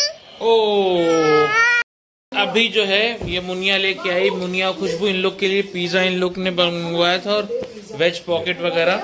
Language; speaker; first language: Hindi; native; Hindi